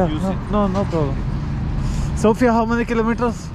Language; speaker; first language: English; non-native, learner; Hindi